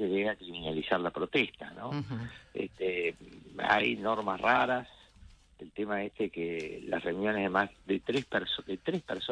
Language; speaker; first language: Spanish; native; Spanish